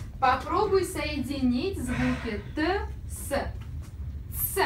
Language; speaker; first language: Russian; native; Russian